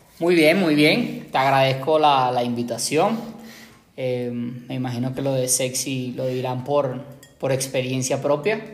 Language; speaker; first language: Spanish; native; Spanish